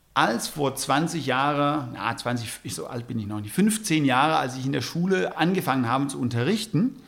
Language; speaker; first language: German; non-native, fluent; Danish